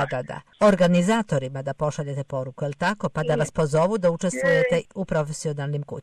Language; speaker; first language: Serbian; native; Serbian